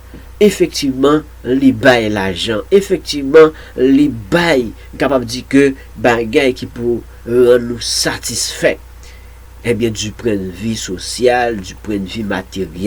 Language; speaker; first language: French; non-native, local second language; Haitian Creole